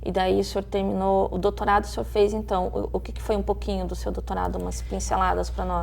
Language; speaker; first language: Portuguese; native; Portuguese